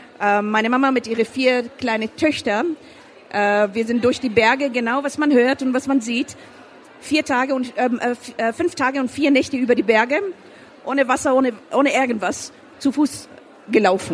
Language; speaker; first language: German; non-native, fluent; Persian